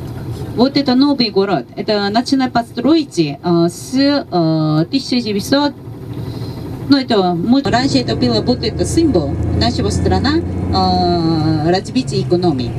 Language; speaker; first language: Russian; non-native, learner; Korean